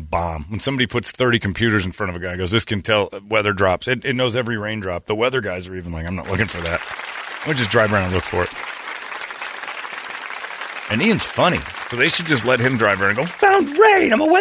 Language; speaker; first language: English; native; English